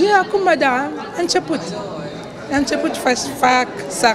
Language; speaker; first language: Romanian; non-native, learner; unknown